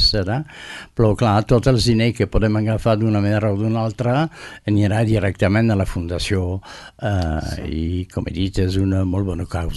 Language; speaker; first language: Catalan; non-native, learner; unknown